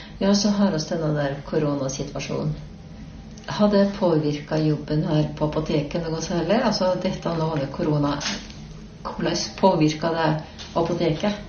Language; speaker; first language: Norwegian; native; Norwegian